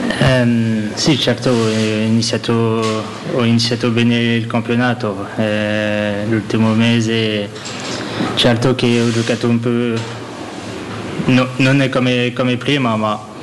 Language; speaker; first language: Italian; non-native, learner; French